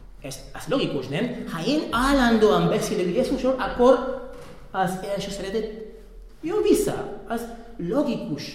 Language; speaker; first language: Hungarian; non-native, fluent; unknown